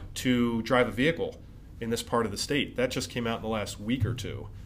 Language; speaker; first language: English; native; English